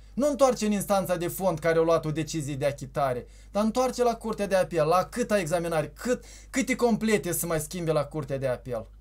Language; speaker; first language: Romanian; native; Romanian